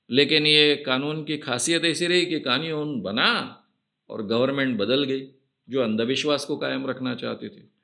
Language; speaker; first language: Hindi; non-native, local second language; Marathi